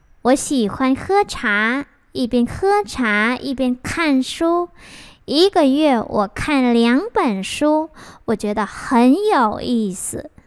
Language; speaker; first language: Chinese; non-native, fluent; Vietnamese